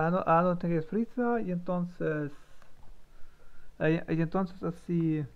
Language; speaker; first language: Spanish; non-native, learner; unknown